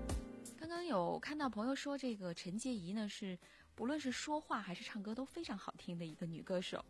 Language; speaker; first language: Chinese; native; Chinese